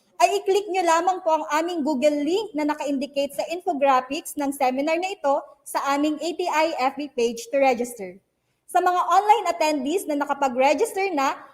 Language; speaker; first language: Filipino; native; Filipino